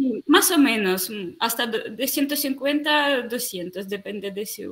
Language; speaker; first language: Spanish; non-native, fluent; Russian